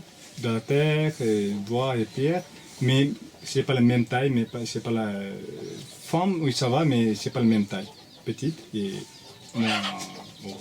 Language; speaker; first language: French; non-native, fluent; Nepali